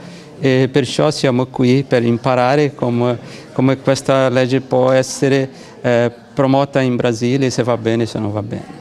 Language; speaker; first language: Italian; non-native, fluent; Portuguese